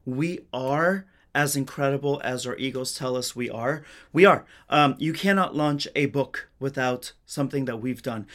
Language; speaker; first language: English; early bilingual, other home language; Persian